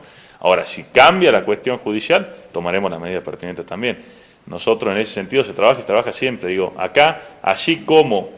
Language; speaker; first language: Spanish; native; Spanish